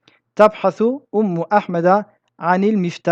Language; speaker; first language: Arabic; non-native, fluent; French